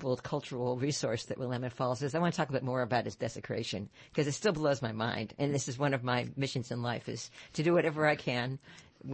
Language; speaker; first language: English; native; English